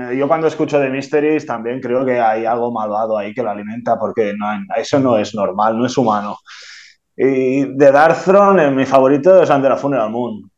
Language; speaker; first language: Spanish; non-native, local second language; Catalan